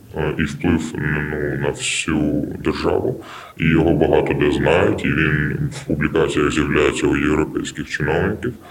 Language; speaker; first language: Ukrainian; non-native, local second language; Russian